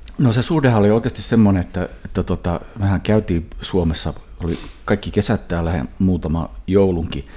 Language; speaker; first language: Finnish; early bilingual, heritage; Finnish